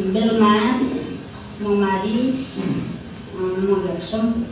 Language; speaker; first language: French; non-native, learner; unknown